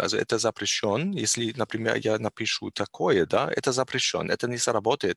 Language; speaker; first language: Russian; non-native, learner; German